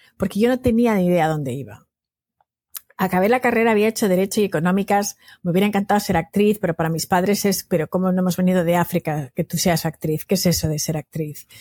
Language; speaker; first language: Spanish; native; Spanish